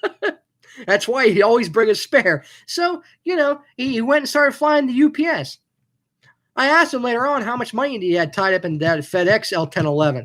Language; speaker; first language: English; native; English